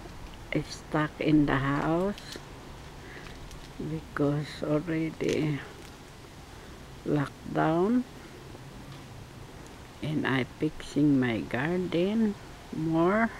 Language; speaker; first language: English; non-native, learner; Filipino